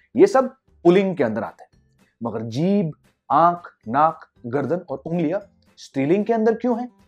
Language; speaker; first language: Hindi; non-native, local second language; English